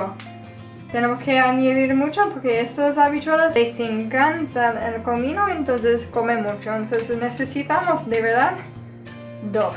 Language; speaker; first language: Spanish; non-native, fluent; English